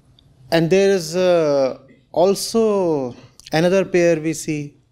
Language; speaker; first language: English; non-native, local second language; Hindi